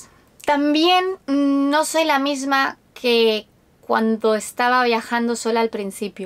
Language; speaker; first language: Spanish; native; Spanish